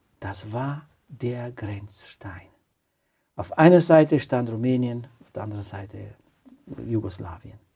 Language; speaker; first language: German; non-native, fluent; Romanian